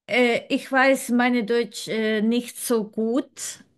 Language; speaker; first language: German; non-native, learner; Serbian